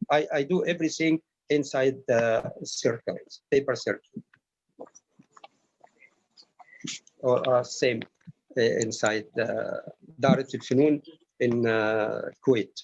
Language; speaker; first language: English; non-native, learner; Arabic